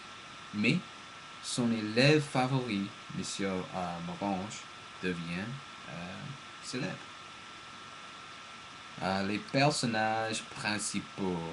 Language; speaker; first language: French; non-native, learner; English